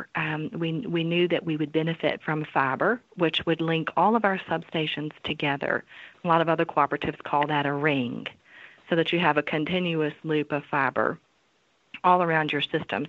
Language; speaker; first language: English; native; English